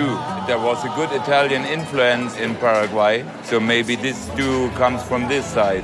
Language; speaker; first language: English; non-native, fluent; German